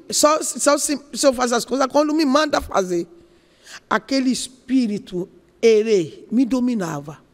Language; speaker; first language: Portuguese; non-native, learner; Yoruba